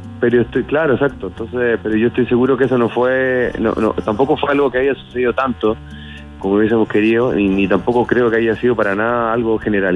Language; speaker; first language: Spanish; native; Spanish